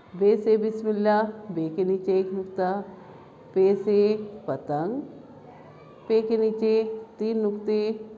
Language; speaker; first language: Hindi; native; Hindi